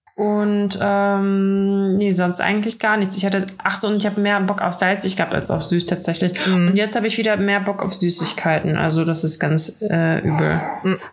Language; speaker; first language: German; early bilingual, other home language; Russian